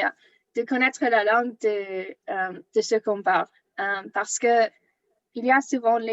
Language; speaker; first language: French; non-native, learner; English